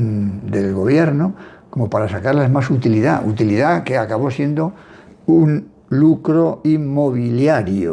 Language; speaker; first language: Spanish; native; Spanish